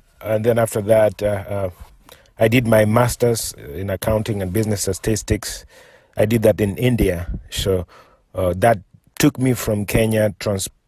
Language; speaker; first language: English; non-native, local second language; Luo (Kenya and Tanzania)